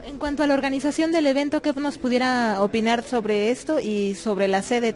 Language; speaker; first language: Spanish; native; Spanish